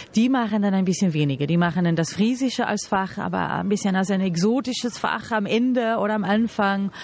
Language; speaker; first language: German; non-native, fluent; Portuguese